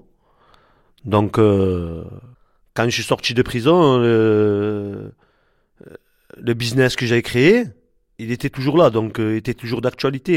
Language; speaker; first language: French; native; French